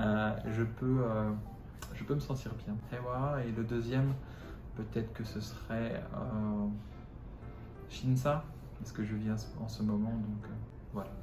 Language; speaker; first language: French; non-native, fluent; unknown